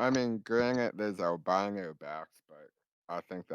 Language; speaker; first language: English; native; English